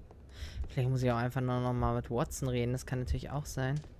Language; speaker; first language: German; native; German